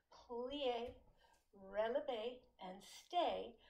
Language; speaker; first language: English; native; English